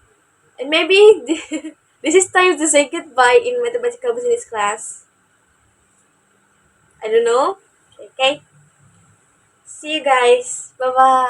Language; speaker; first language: English; non-native, learner; Indonesian